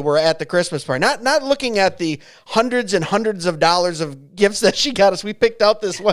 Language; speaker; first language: English; native; English